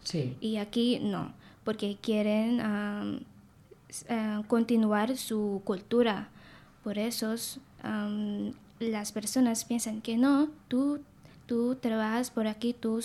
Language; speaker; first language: Spanish; non-native, learner; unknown